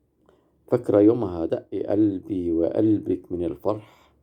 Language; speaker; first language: Arabic; native; Arabic